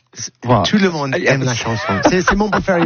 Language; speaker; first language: French; non-native, learner; English